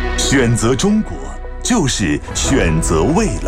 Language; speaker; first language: Chinese; native; Chinese